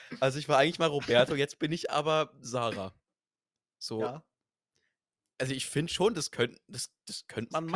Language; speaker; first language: German; native; German